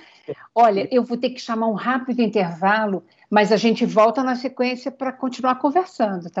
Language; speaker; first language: Portuguese; native; Portuguese